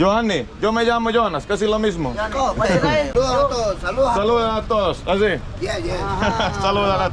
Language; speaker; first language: Spanish; non-native, learner; Finnish